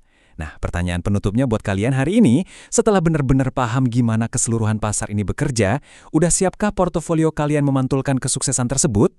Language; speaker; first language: Indonesian; native; Indonesian